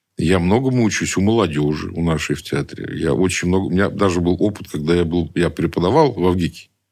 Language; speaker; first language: Russian; native; Russian